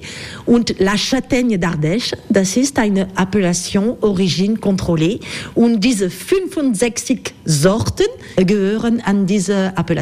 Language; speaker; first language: German; non-native, learner; French